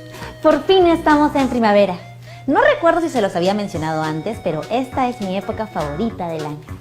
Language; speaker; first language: Spanish; native; Spanish